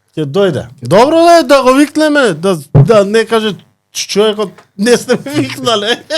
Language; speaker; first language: Macedonian; native; Macedonian